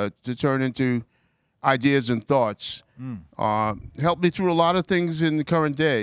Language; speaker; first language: English; native; English